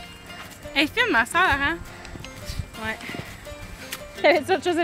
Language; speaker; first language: French; native; French